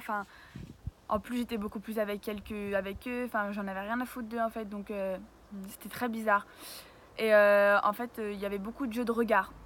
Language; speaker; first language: French; native; French